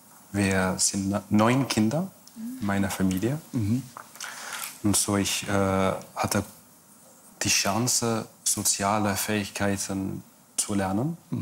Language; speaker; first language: German; non-native, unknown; English